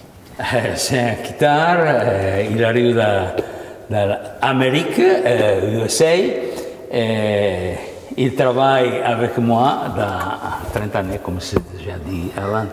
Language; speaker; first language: French; non-native, learner; Italian